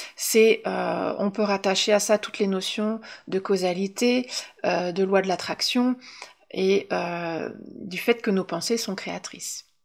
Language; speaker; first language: French; native; French